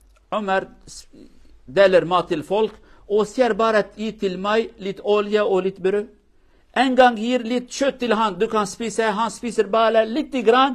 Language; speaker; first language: Norwegian; non-native, learner; Kurdish